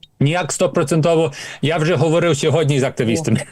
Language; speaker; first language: Ukrainian; early bilingual, heritage; Ukrainian